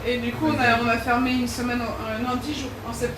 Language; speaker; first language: French; native; French